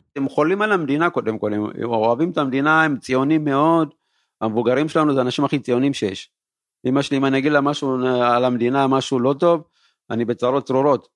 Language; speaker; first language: Hebrew; early bilingual, other home language; Amharic